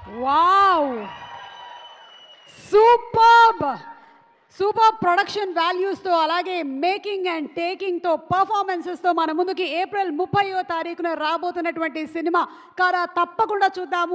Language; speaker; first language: Telugu; native; Telugu